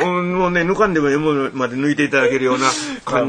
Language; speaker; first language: Japanese; native; Japanese